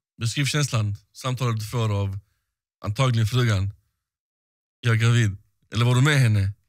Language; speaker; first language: Swedish; early bilingual, other home language; Arabic